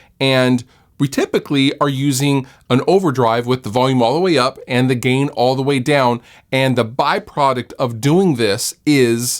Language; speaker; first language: English; native; English